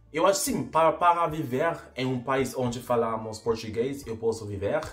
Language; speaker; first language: Portuguese; non-native, fluent; English